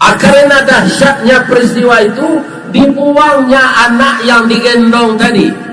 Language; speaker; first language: Malay; non-native, local second language; Minangkabau